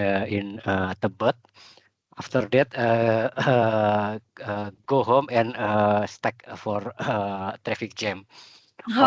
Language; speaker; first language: English; non-native, learner; Indonesian